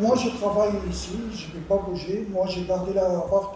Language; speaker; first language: French; non-native, learner; Arabic